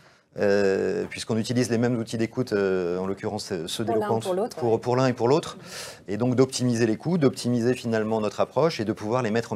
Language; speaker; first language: French; native; French